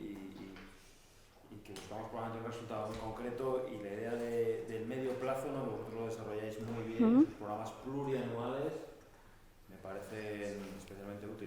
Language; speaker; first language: Spanish; native; Spanish